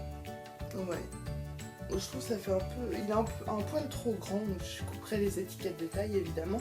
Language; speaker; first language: French; native; French